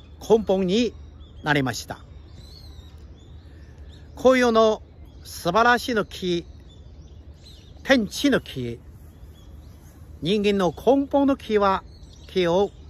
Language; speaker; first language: Japanese; non-native, fluent; Chinese